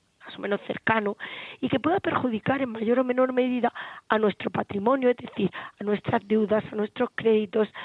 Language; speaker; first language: Spanish; native; Spanish